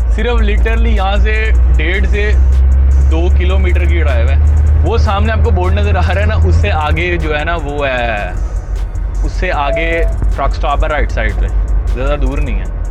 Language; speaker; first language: Urdu; non-native, local second language; Punjabi